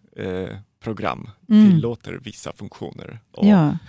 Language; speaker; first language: Swedish; non-native, fluent; Polish